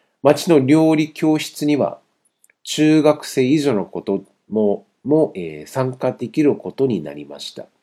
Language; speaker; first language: Japanese; non-native, fluent; Chinese